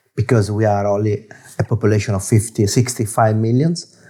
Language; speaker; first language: English; non-native, fluent; Italian